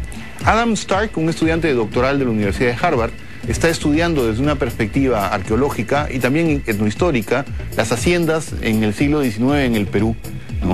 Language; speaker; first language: Spanish; native; Spanish